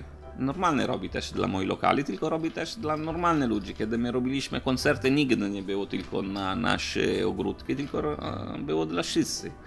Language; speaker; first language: Polish; non-native, learner; Italian